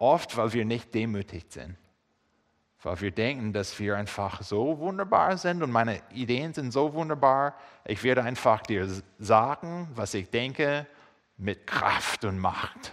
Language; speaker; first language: German; non-native, fluent; English